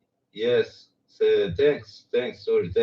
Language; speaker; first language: English; non-native, learner; Turkish